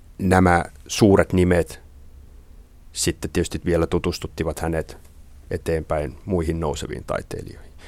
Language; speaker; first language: Finnish; native; Finnish